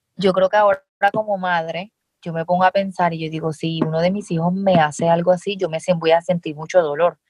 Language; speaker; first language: Spanish; native; Spanish